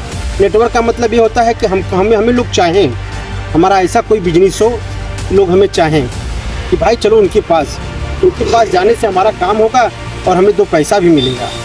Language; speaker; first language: Hindi; native; Hindi